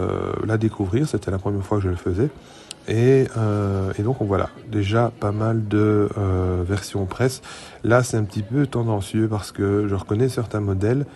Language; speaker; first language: French; native; French